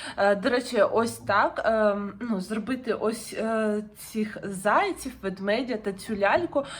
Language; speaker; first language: Ukrainian; non-native, local second language; Russian